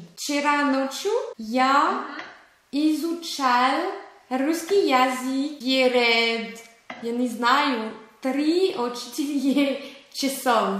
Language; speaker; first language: Russian; non-native, learner; French